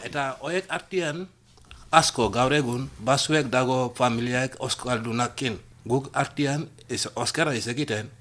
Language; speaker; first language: Basque; non-native, learner; Wolof